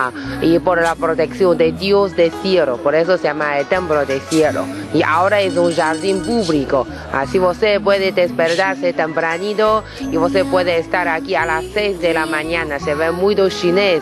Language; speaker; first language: Portuguese; non-native, learner; Chinese